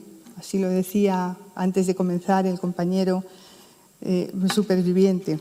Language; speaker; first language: Spanish; native; Spanish